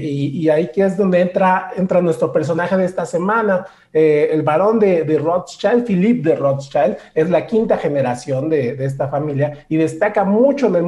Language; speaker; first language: Spanish; native; Spanish